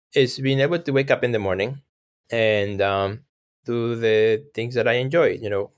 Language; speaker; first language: English; non-native, fluent; Spanish